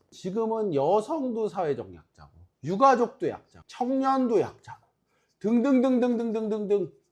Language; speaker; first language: Korean; native; Korean